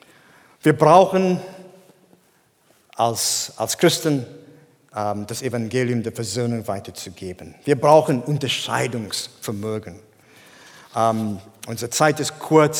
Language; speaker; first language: German; non-native, fluent; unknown